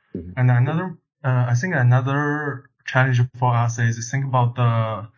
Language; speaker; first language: English; non-native, learner; Chinese